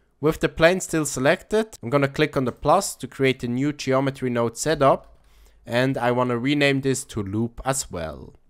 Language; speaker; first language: English; non-native, fluent; German